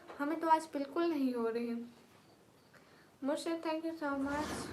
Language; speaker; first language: Hindi; non-native, local second language; Punjabi